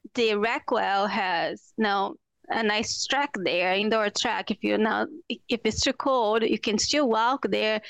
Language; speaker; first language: English; non-native, fluent; Portuguese